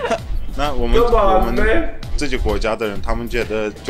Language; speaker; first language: Chinese; non-native, learner; Turkish